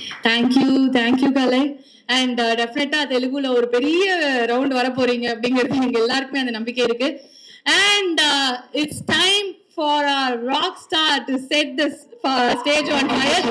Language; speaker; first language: Tamil; native; Tamil